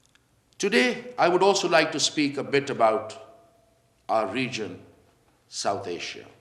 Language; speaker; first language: English; non-native, local second language; Urdu